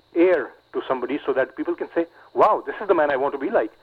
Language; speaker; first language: English; non-native, local second language; Urdu